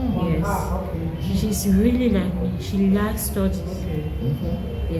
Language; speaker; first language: English; non-native, learner; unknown